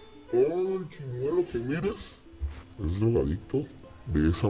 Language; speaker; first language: Spanish; native; Spanish